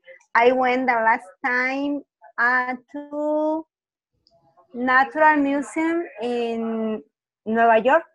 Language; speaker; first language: English; non-native, learner; Spanish